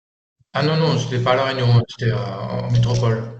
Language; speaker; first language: French; native; French